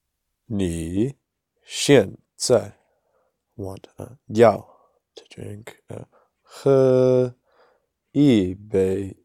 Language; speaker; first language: Chinese; non-native, learner; English